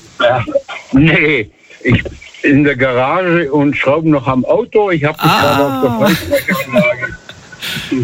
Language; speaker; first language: German; native; German